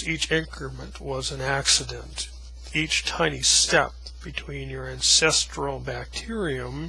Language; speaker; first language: English; native; English